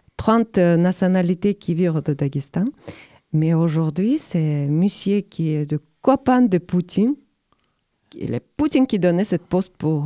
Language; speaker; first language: French; non-native, learner; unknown